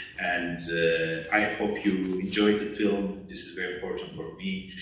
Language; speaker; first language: English; non-native, learner; Persian